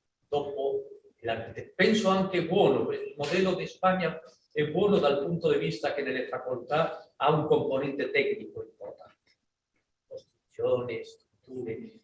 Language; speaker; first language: Italian; non-native, learner; Spanish